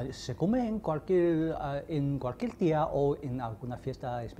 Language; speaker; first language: Spanish; non-native, fluent; Chinese